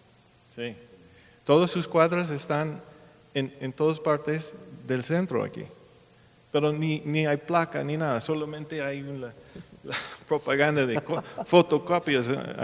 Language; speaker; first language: Spanish; non-native, fluent; English